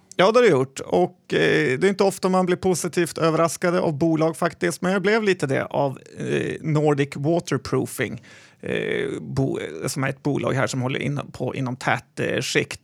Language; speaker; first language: Swedish; native; Swedish